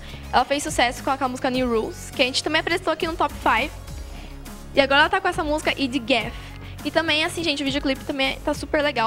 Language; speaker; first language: Portuguese; native; Portuguese